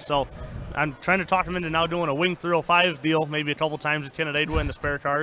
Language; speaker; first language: English; native; English